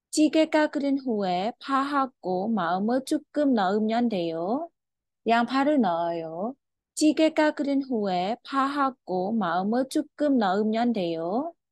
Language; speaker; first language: Korean; non-native, fluent; Khmer